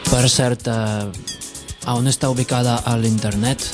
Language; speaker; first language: Catalan; non-native, fluent; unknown